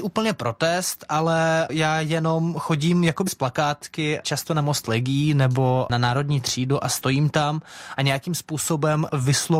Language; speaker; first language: Czech; non-native, fluent; Russian